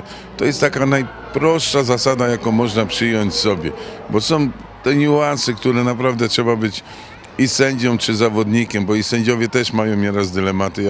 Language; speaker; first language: Polish; native; Polish